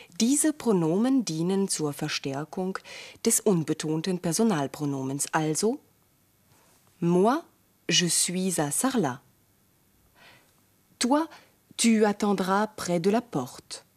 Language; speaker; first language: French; non-native, fluent; German